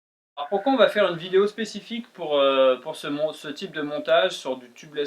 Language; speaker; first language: French; native; French